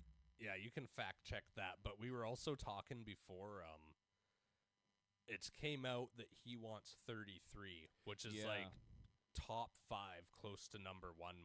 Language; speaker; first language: English; native; English